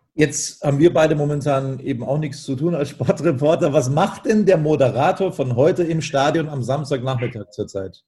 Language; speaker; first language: German; native; German